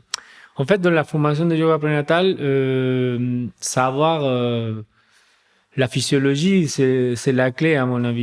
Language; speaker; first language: French; non-native, fluent; Spanish